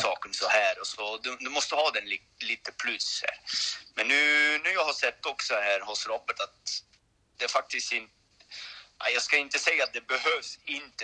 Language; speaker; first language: Swedish; non-native, learner; French